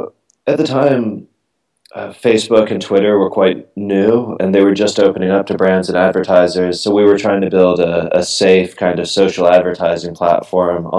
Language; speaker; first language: English; native; English